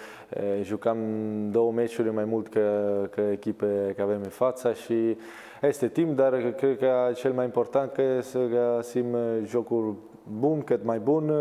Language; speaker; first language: Romanian; non-native, learner; Italian